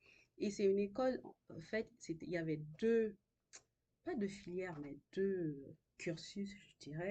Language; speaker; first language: French; non-native, local second language; Haitian Creole